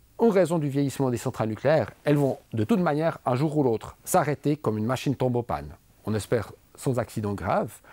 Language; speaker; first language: French; native; French